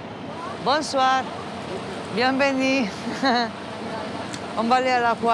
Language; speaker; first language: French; non-native, learner; Basque